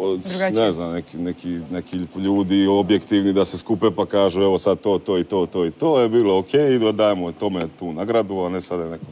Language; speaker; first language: Bosnian; native; Bosnian